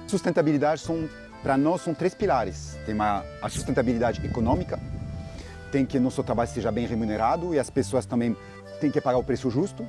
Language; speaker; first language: Portuguese; non-native, fluent; French